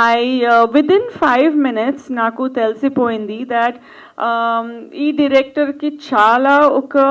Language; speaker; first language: Telugu; non-native, fluent; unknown